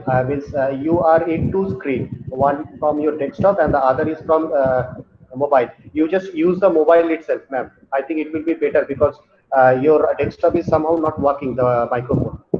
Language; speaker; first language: English; non-native, local second language; Bangla